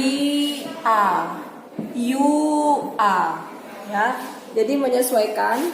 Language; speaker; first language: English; non-native, learner; Indonesian